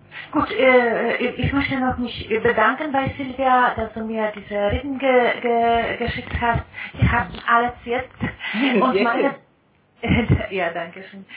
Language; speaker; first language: German; non-native, fluent; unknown